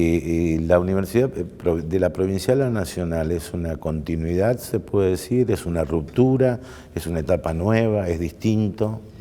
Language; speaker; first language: Spanish; native; Spanish